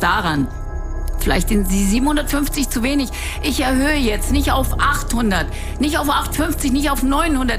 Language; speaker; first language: German; native; German